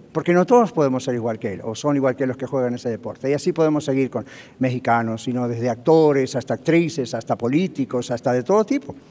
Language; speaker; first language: Spanish; native; Spanish